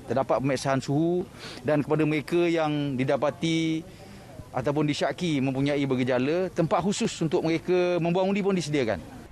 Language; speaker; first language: Malay; native; Malay